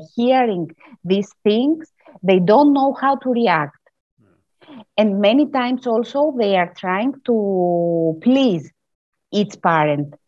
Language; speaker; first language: English; non-native, fluent; Greek